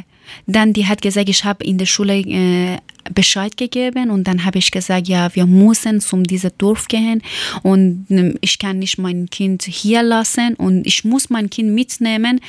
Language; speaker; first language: German; non-native, learner; Persian